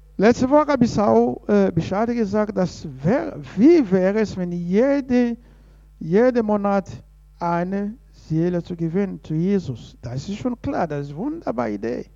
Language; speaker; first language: German; non-native, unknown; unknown